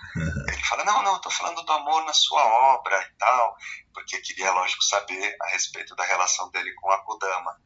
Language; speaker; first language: Portuguese; native; Portuguese